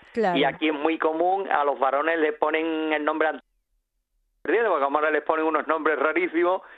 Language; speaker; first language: Spanish; native; Spanish